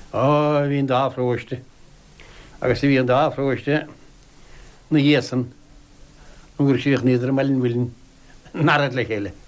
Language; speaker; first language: Irish; native; Irish